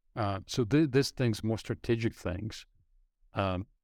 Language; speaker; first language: English; non-native, fluent; Ukrainian